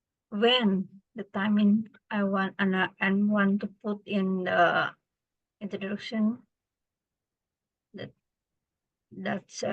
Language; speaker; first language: English; non-native, learner; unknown